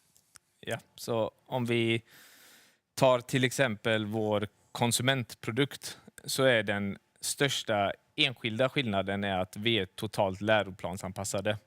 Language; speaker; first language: Swedish; native; Swedish